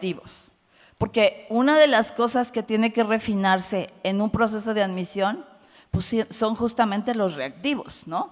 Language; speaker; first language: Spanish; native; Spanish